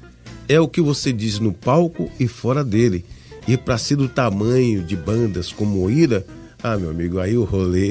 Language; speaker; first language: Portuguese; native; Portuguese